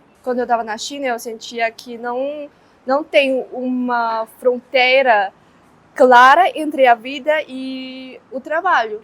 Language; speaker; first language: Portuguese; non-native, fluent; Chinese